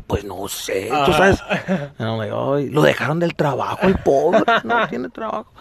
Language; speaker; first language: Spanish; early bilingual, other home language; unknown